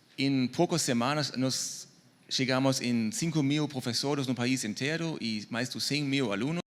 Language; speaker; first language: Portuguese; non-native, fluent; German